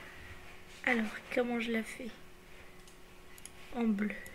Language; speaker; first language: French; native; French